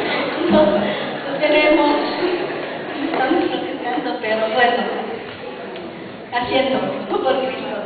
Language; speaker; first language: Spanish; non-native, learner; Filipino